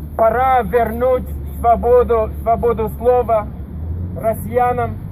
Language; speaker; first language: Russian; non-native, fluent; English